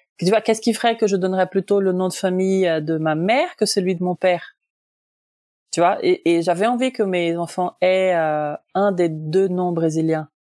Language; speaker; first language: French; non-native, fluent; Portuguese